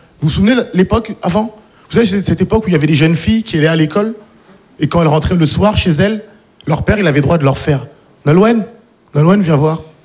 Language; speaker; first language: French; native; French